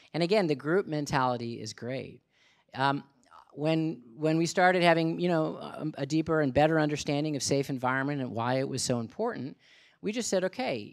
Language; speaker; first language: English; native; English